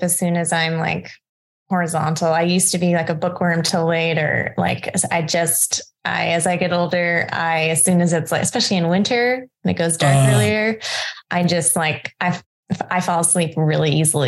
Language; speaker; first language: English; native; English